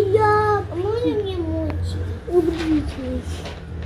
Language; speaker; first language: Russian; early bilingual, heritage; Russian